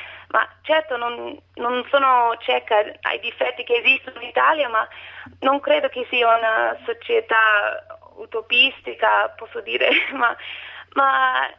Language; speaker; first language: Italian; non-native, learner; English